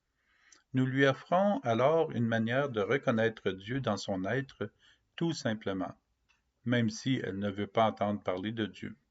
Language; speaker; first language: French; native; French